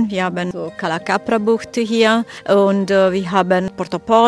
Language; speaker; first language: German; non-native, fluent; Italian